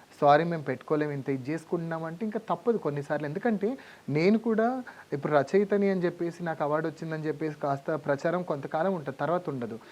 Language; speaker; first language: Telugu; non-native, local second language; Lambadi